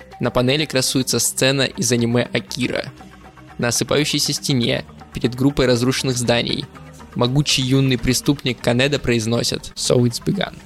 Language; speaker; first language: Russian; native; Russian